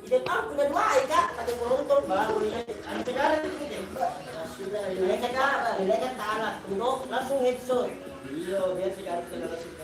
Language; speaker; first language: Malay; non-native, local second language; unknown